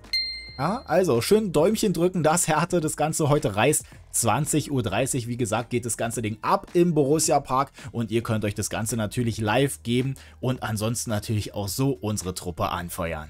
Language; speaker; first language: German; native; German